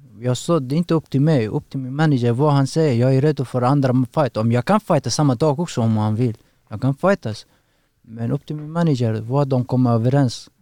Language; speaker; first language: Swedish; non-native, learner; Persian